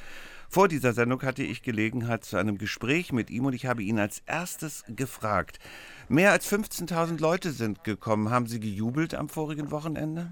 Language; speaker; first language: German; native; German